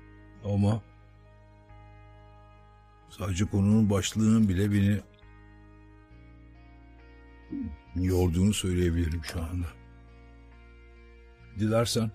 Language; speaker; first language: Turkish; native; Turkish